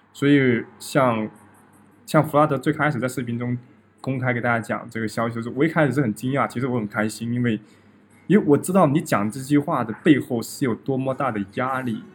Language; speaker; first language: Chinese; native; Chinese